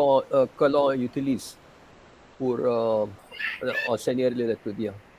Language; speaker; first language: French; non-native, fluent; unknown